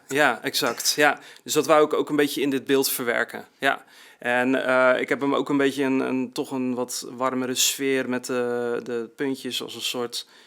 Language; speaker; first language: Dutch; native; Dutch